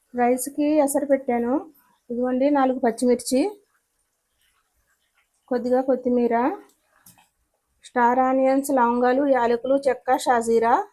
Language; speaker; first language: Telugu; native; Telugu